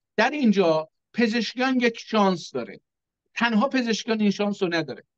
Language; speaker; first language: Persian; non-native, local second language; Azerbaijani